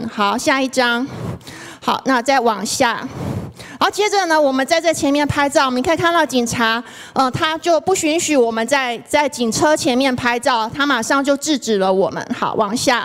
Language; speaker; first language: Chinese; native; Chinese